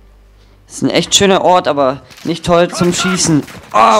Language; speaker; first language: German; native; German